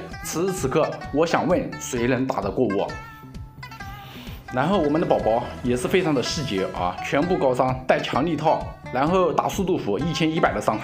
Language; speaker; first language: Chinese; native; Chinese